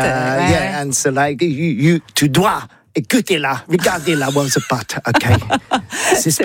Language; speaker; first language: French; non-native, learner; English